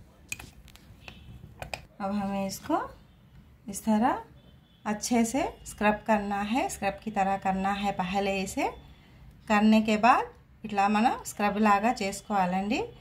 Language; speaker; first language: Hindi; non-native, local second language; Telugu